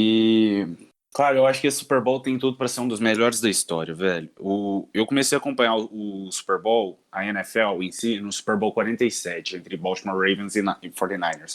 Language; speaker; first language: Portuguese; native; Portuguese